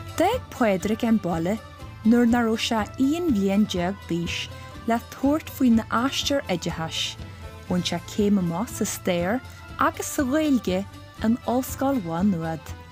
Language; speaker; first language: Irish; native; Irish